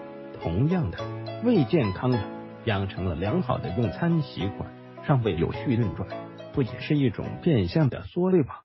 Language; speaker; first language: Chinese; native; Chinese